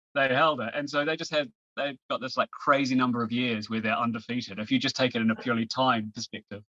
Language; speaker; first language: English; native; English